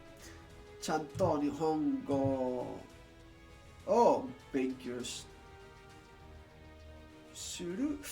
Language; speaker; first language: Japanese; non-native, learner; English